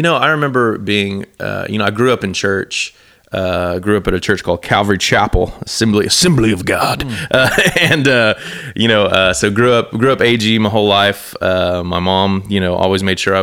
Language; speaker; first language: English; native; English